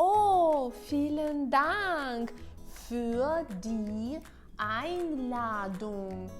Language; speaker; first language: German; non-native, fluent; Ukrainian